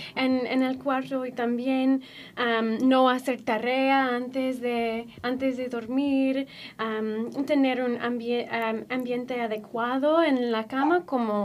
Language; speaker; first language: Spanish; non-native, fluent; English